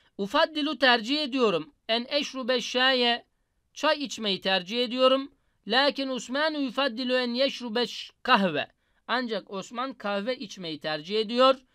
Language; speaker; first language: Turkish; native; Turkish